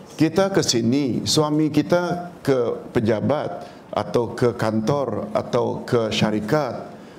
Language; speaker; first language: Malay; native; Malay